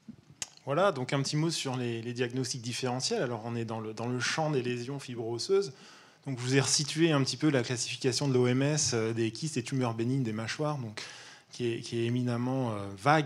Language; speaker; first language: French; native; French